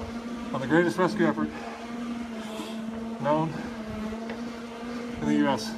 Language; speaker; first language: English; native; English